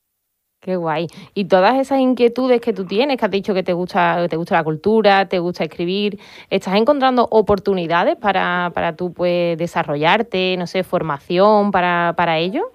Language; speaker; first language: Spanish; native; Spanish